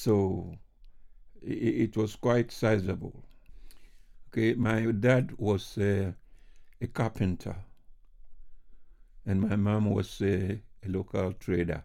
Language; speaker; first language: English; non-native, local second language; Ga